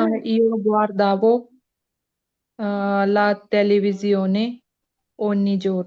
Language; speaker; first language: Italian; non-native, learner; Punjabi